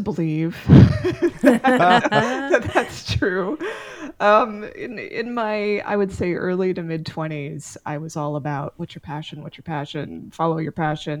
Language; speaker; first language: English; native; English